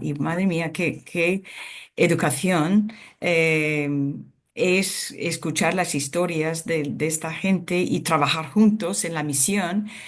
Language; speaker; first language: Spanish; non-native, fluent; English